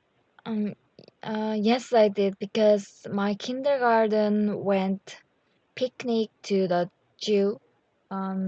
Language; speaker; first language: English; non-native, learner; Korean